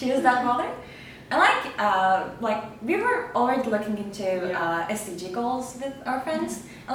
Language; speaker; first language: English; non-native, fluent; Turkish